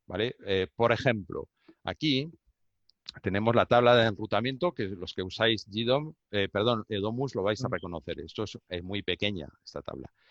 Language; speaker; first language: Spanish; native; Spanish